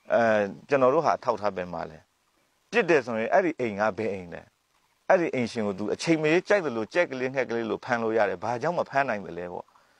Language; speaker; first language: Burmese; native; Burmese